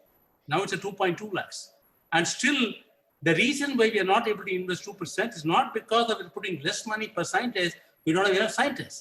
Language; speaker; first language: English; non-native, local second language; Tamil